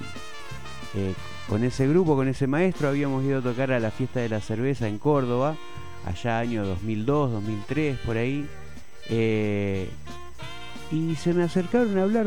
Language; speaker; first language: Spanish; native; Spanish